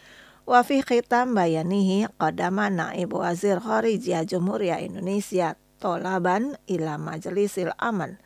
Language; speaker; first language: Arabic; non-native, learner; Indonesian